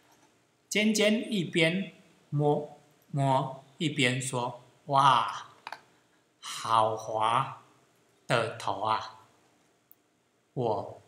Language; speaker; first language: Chinese; native; Chinese